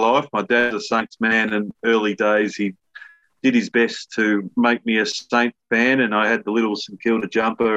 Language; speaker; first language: English; native; English